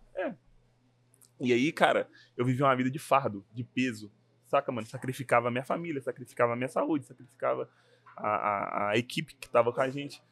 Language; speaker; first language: Portuguese; native; Portuguese